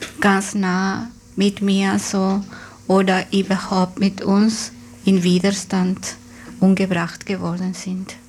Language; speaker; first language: German; non-native, fluent; Spanish